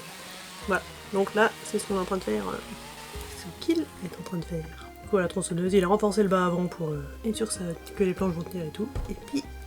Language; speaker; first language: French; native; French